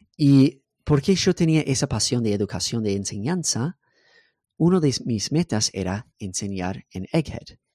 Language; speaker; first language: Spanish; non-native, fluent; English